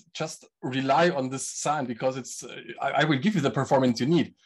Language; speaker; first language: English; non-native, fluent; German